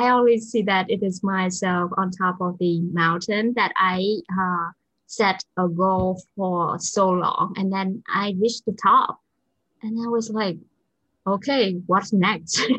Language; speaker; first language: English; non-native, fluent; Vietnamese